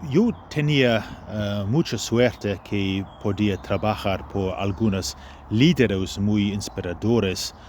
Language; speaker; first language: Spanish; non-native, fluent; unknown